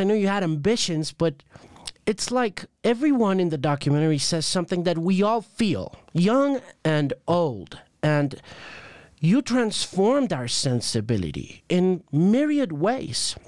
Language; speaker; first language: English; non-native, fluent; Spanish